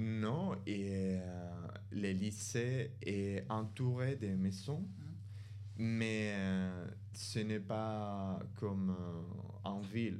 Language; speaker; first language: French; non-native, fluent; Spanish